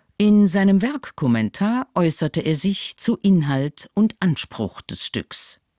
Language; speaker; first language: German; native; German